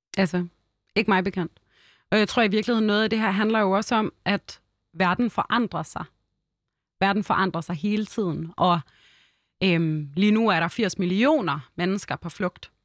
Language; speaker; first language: Danish; early bilingual, other home language; Arabic